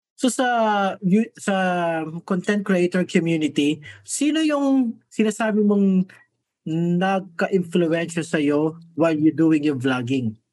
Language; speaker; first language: Filipino; native; Filipino